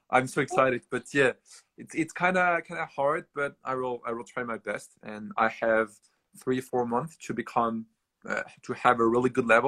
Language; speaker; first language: English; non-native, fluent; French